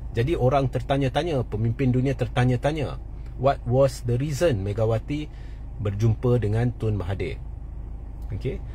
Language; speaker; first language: Malay; native; Malay